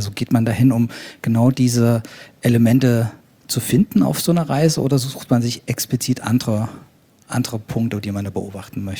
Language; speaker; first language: German; native; German